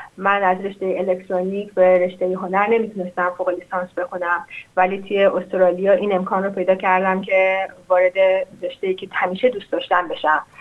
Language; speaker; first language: Persian; non-native, local second language; Azerbaijani